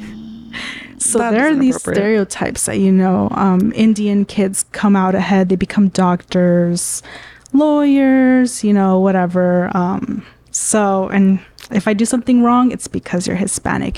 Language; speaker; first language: English; early bilingual, other home language; Spanish